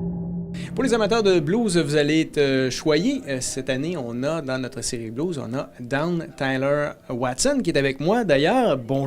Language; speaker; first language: French; native; French